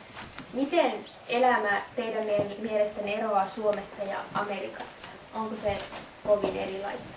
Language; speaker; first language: Finnish; native; Finnish